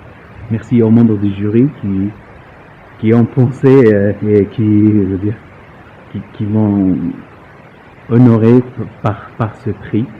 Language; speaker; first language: French; native; French